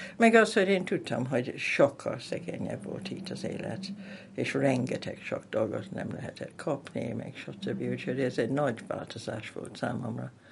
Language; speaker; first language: Hungarian; non-native, fluent; English